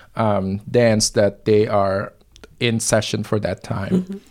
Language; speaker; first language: English; non-native, local second language; Filipino